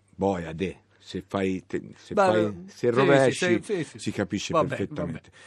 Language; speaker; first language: Italian; native; Italian